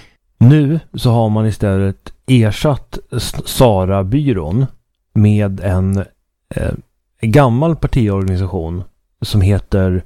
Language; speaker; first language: Swedish; native; Swedish